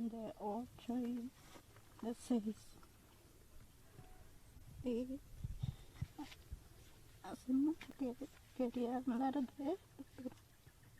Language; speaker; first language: Spanish; non-native, local second language; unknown